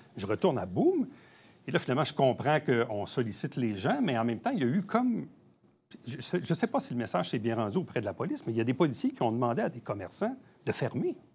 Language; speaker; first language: French; native; French